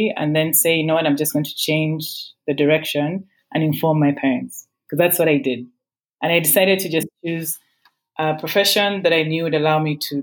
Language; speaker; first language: English; non-native, local second language; Ganda